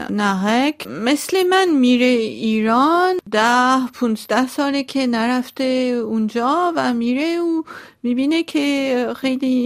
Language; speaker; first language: Persian; non-native, local second language; Armenian